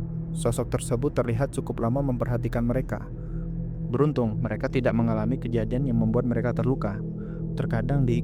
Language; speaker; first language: Indonesian; native; Indonesian